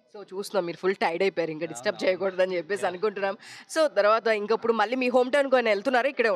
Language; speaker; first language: Telugu; native; Telugu